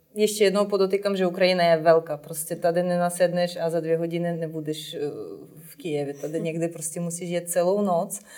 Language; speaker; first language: Czech; non-native, fluent; Russian